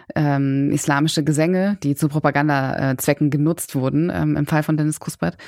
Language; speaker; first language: German; native; German